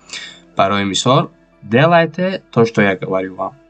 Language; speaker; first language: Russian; non-native, local second language; Tajik